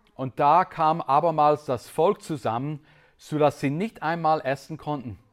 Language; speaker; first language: German; non-native, fluent; English